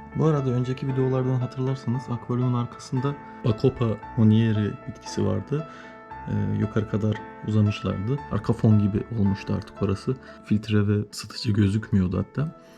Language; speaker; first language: Turkish; native; Turkish